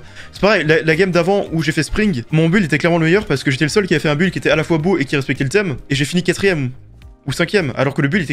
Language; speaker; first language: French; native; French